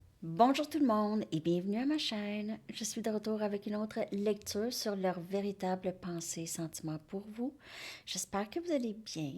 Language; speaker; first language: French; native; French